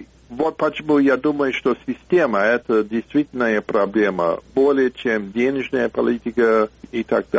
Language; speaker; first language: Russian; non-native, fluent; English